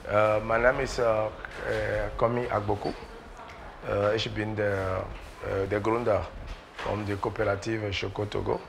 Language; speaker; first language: German; non-native, learner; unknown